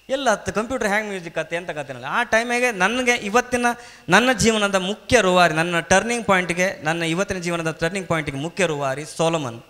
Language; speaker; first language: Kannada; native; Kannada